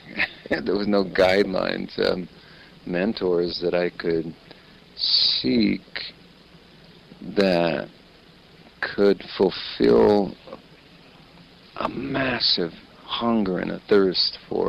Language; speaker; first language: English; native; English